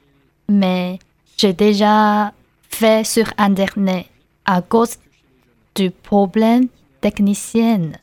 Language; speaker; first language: French; non-native, learner; Chinese